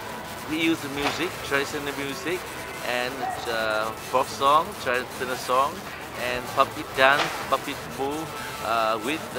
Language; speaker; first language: English; non-native, learner; Vietnamese